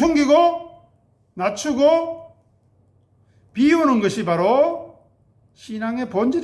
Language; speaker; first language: Korean; native; Korean